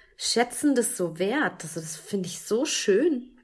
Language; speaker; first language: German; native; German